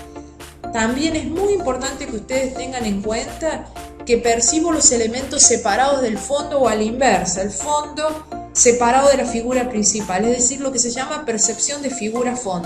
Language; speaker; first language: Spanish; native; Spanish